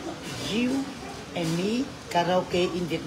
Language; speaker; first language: English; non-native, learner; Vietnamese